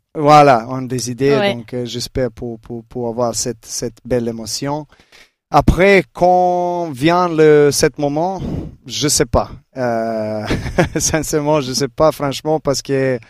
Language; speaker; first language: French; non-native, learner; Serbian